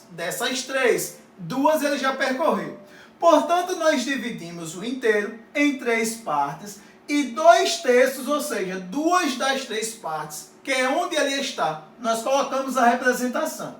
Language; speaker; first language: Portuguese; native; Portuguese